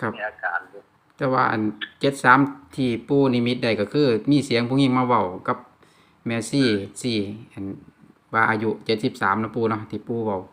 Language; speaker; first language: Thai; non-native, local second language; Lao